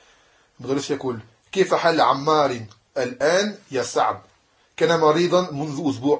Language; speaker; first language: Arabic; non-native, fluent; French